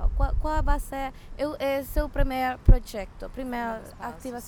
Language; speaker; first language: Portuguese; non-native, fluent; Spanish